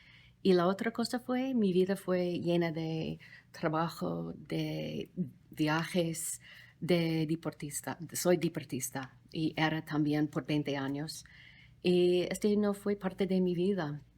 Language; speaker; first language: Spanish; non-native, fluent; English